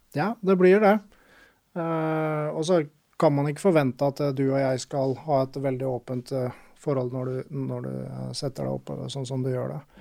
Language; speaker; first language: Norwegian; native; Norwegian